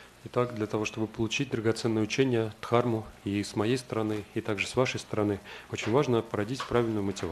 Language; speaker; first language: Russian; native; Russian